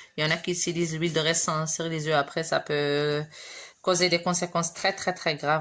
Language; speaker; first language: French; non-native, local second language; Arabic